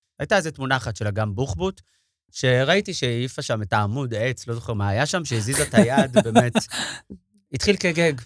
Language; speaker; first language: Hebrew; native; Hebrew